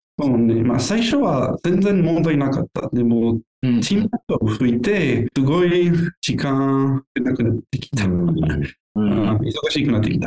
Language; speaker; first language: Japanese; non-native, learner; French